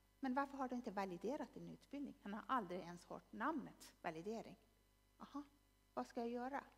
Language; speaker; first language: Swedish; non-native, fluent; Persian